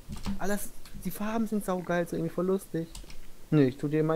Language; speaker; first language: German; native; German